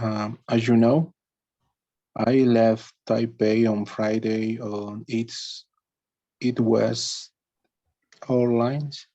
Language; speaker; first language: English; non-native, learner; Spanish